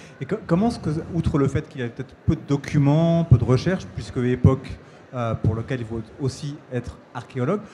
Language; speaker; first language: French; native; French